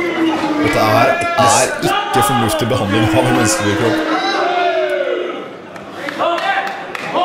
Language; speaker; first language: Norwegian; native; Norwegian